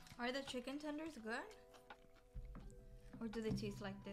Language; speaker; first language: English; early bilingual, other home language; Spanish